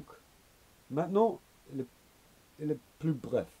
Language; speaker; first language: French; non-native, learner; English